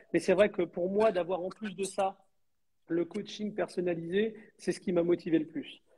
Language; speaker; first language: French; native; French